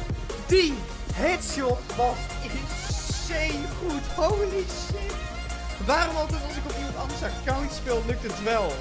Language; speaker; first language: Dutch; native; Dutch